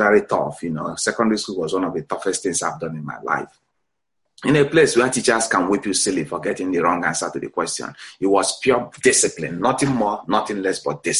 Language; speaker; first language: English; non-native, local second language; Igbo